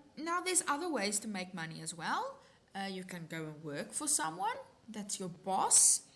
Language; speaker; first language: English; non-native, local second language; Afrikaans